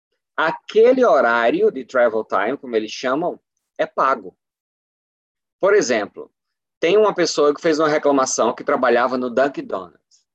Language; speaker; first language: Portuguese; native; Portuguese